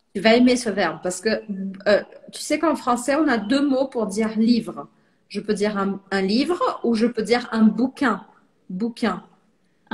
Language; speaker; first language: French; non-native, fluent; Portuguese